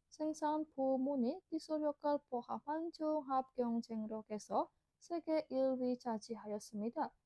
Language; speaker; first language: Korean; non-native, fluent; Indonesian